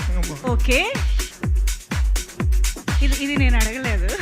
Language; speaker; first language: Telugu; native; Telugu